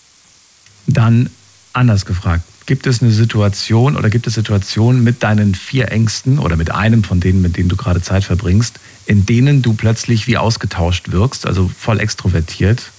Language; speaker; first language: German; native; German